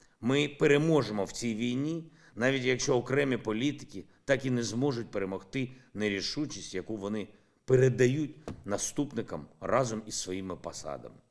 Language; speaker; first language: Ukrainian; non-native, local second language; Russian